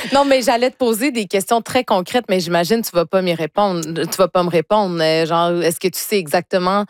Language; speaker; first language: French; native; French